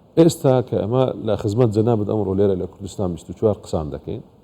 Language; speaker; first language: Central Kurdish; non-native, local second language; Assyrian Neo-Aramaic